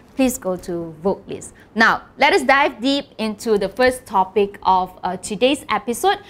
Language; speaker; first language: English; non-native, local second language; Malay